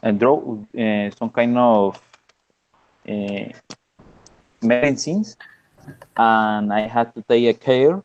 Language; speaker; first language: English; non-native, learner; Spanish